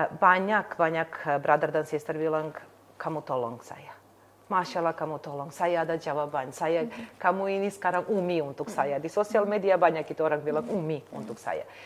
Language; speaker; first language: Indonesian; non-native, learner; Serbian